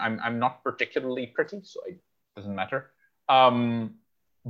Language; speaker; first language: English; non-native, local second language; Bangla